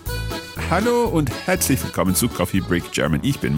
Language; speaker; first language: German; non-native, learner; English